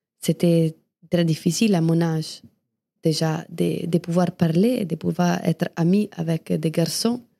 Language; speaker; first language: French; non-native, fluent; Italian